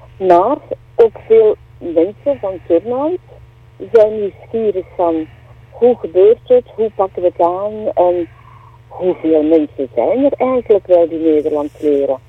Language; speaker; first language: Dutch; native; Dutch